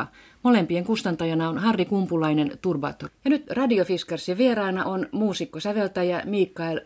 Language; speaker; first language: Finnish; native; Finnish